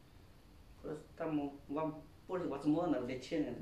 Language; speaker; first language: Russian; non-native, learner; Chinese